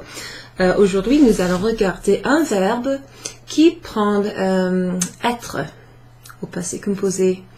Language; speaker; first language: French; non-native, fluent; English